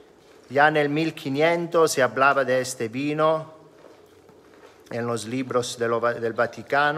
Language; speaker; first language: Spanish; non-native, fluent; Italian